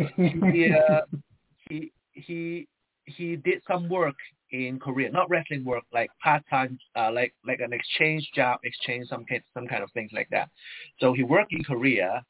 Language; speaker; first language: English; non-native, local second language; Chinese